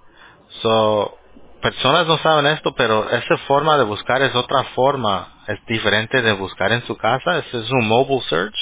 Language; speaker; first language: Spanish; early bilingual, heritage; Spanish